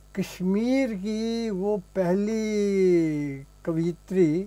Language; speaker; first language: Hindi; native; Hindi